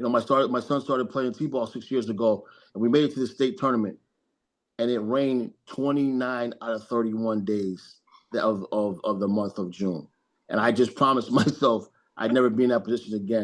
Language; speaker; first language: English; native; English